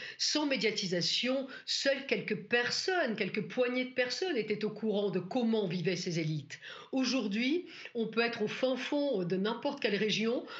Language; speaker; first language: French; native; French